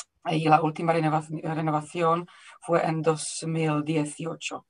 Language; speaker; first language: Spanish; non-native, fluent; Czech